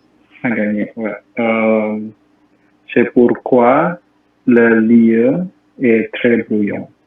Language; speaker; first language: French; non-native, learner; Indonesian